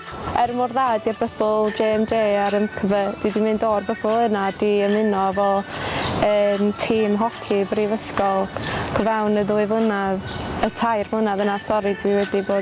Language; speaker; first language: Welsh; native; Welsh